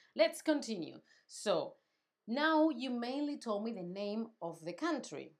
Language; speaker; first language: English; non-native, fluent; Spanish